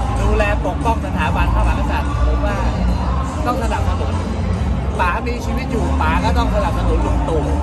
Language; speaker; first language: Thai; native; Thai